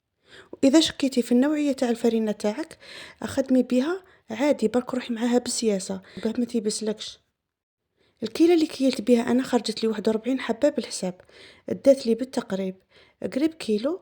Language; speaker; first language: Arabic; native; Arabic